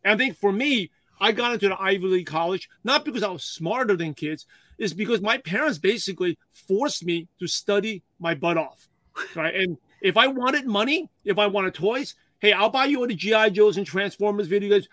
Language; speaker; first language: English; early bilingual, other home language; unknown